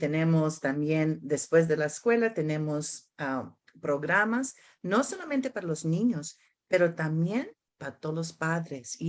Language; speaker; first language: Spanish; early bilingual, heritage; Spanish